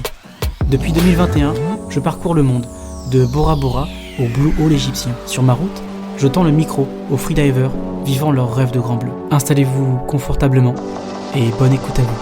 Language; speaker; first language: French; native; French